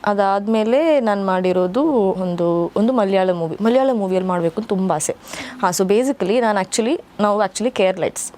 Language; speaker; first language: Kannada; non-native, local second language; Malayalam